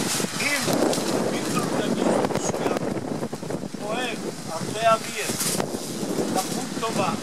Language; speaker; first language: Hebrew; non-native, fluent; Italian